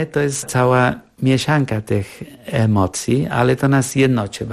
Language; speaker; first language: Polish; non-native, fluent; Catalan